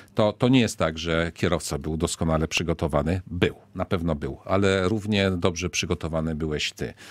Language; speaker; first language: Polish; native; Polish